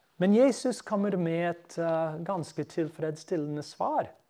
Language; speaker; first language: Norwegian; non-native, fluent; English